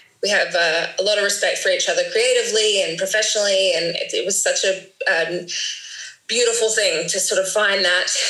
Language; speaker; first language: English; native; English